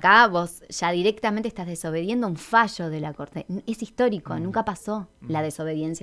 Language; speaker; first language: Spanish; native; Spanish